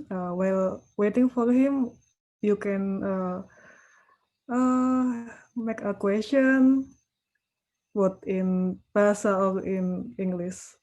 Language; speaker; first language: English; non-native, fluent; Indonesian